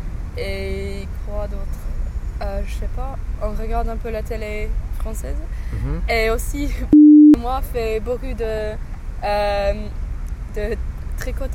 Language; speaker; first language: French; non-native, fluent; English